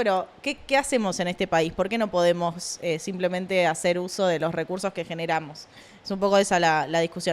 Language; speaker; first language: Spanish; native; Spanish